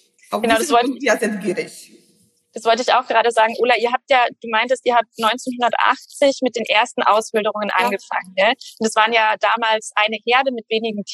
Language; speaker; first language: German; native; German